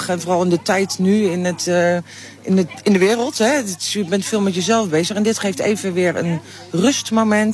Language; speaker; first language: Dutch; native; Dutch